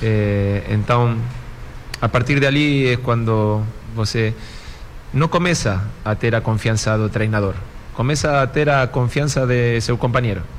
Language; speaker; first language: Portuguese; non-native, fluent; Spanish